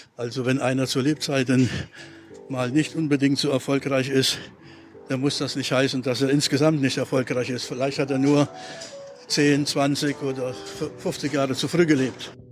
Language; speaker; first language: German; native; German